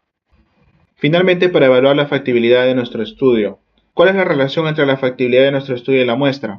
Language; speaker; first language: Spanish; native; Spanish